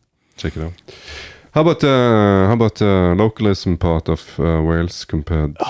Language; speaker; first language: English; non-native, fluent; Norwegian